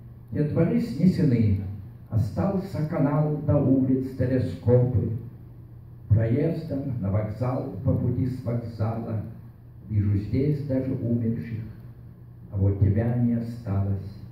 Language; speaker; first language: Russian; non-native, local second language; Lithuanian